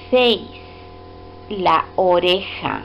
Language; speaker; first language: Spanish; non-native, fluent; English